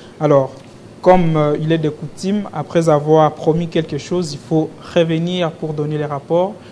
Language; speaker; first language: French; non-native, local second language; Lingala